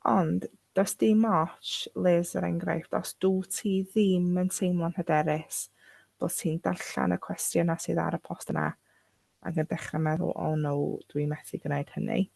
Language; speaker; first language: Welsh; non-native, local second language; English